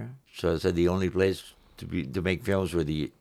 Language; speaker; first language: English; non-native, fluent; French